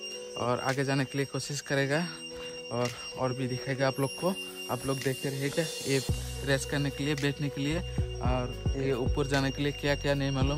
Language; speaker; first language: Hindi; non-native, local second language; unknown